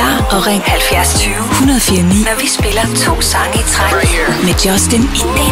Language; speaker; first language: Danish; native; Danish